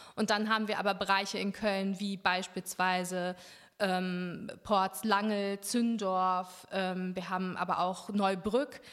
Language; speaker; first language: German; native; German